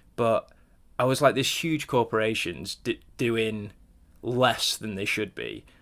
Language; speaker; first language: English; native; English